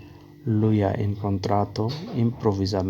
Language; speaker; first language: Italian; non-native, learner; Urdu